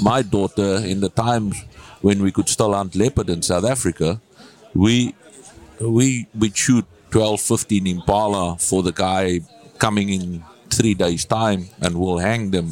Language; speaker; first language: English; non-native, local second language; Afrikaans